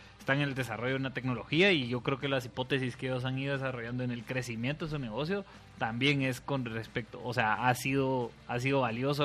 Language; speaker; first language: Spanish; native; Spanish